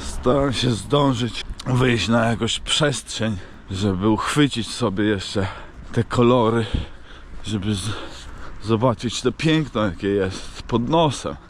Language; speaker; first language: Polish; non-native, fluent; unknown